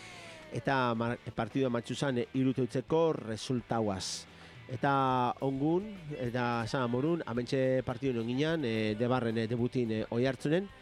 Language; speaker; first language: Basque; native; Basque